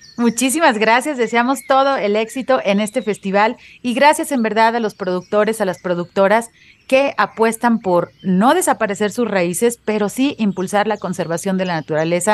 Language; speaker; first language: Spanish; native; Spanish